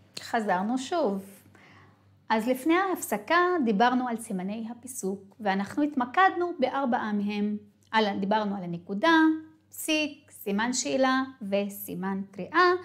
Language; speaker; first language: Hebrew; non-native, local second language; Arabic